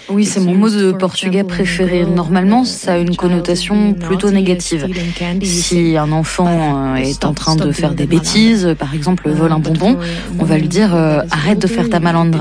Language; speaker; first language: French; non-native, local second language; Dutch